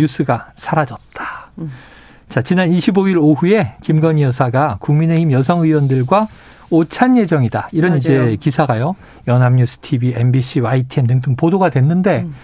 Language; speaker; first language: Korean; native; Korean